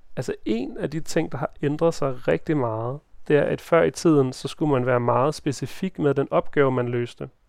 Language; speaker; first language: Danish; native; Danish